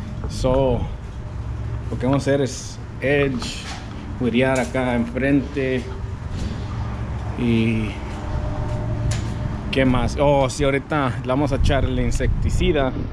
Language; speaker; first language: Spanish; early bilingual, heritage; Spanish